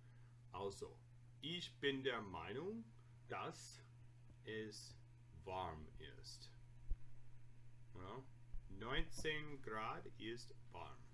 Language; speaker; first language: German; non-native, fluent; English